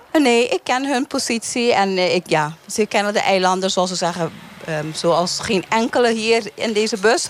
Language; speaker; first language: Dutch; non-native, local second language; Papiamento